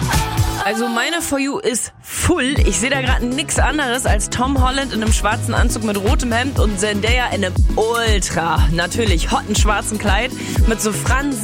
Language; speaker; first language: German; native; German